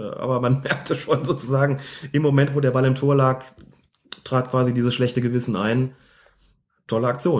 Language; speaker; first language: German; native; German